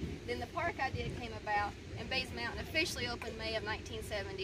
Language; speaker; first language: English; native; English